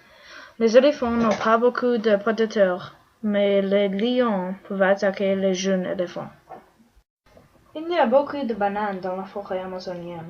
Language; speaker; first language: French; non-native, learner; English